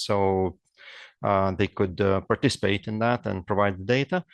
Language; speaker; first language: English; non-native, fluent; Lithuanian